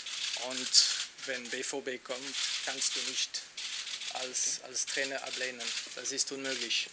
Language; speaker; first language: German; non-native, local second language; French